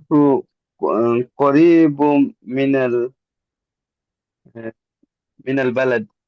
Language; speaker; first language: Arabic; non-native, learner; Bangla